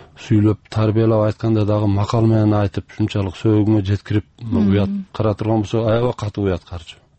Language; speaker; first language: Kyrgyz; early bilingual, heritage; Kyrgyz